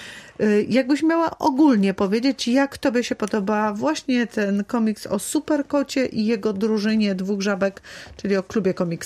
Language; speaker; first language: Polish; native; Polish